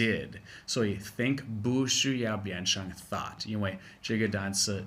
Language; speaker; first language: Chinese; non-native, fluent; English